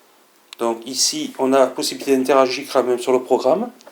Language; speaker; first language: French; native; French